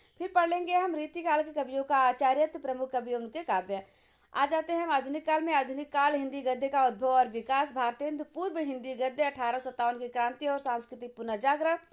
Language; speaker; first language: Hindi; native; Hindi